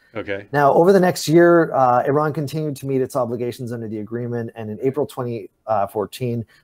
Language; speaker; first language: English; native; English